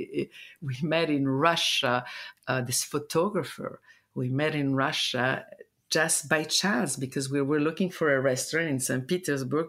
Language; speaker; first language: English; non-native, fluent; Italian